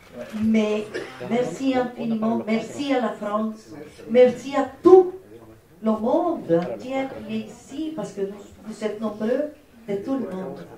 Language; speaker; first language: French; non-native, fluent; Spanish